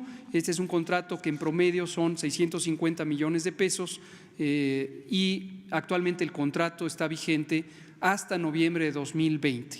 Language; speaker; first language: Spanish; native; Spanish